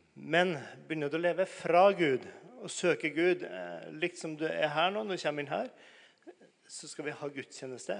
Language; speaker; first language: Norwegian; native; Norwegian